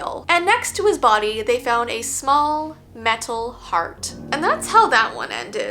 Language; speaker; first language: English; native; English